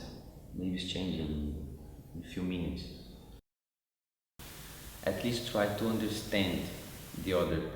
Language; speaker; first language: English; non-native, fluent; Portuguese